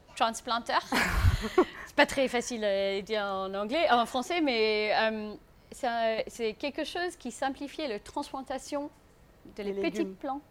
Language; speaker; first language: French; non-native, fluent; English